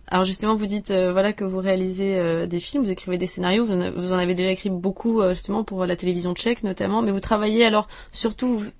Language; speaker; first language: French; native; French